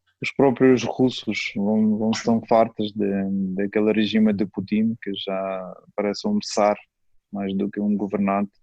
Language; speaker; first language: Portuguese; non-native, fluent; Ukrainian